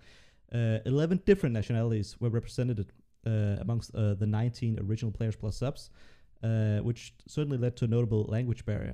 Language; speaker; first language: English; non-native, fluent; Danish